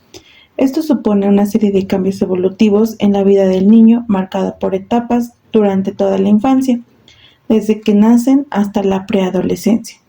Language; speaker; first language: Spanish; native; Spanish